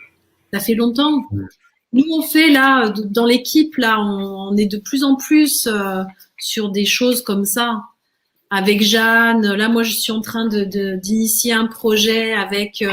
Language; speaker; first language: French; native; French